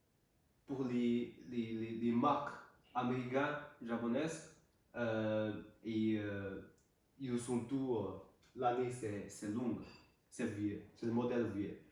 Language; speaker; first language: French; non-native, learner; Chinese